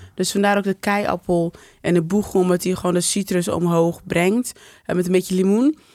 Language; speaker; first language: Dutch; non-native, fluent; Bambara